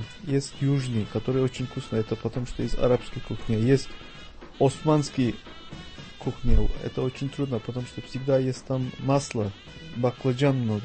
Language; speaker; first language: Russian; non-native, learner; Turkish